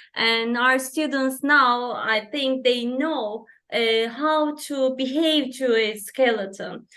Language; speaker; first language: English; non-native, fluent; Turkish